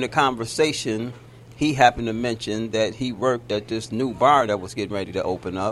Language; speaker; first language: English; native; English